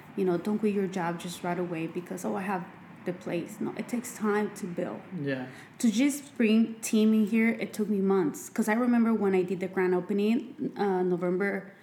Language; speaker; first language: English; non-native, fluent; Spanish